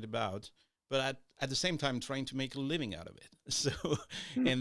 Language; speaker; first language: English; non-native, fluent; French